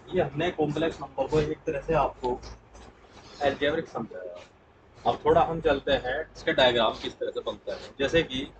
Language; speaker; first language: Hindi; native; Hindi